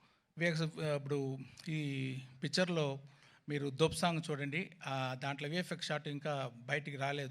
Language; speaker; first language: Telugu; non-native, fluent; Tamil